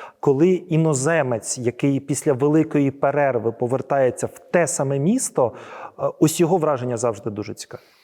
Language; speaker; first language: Ukrainian; native; Ukrainian